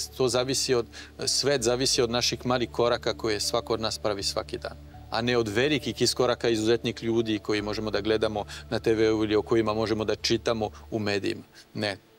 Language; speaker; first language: Croatian; non-native, fluent; French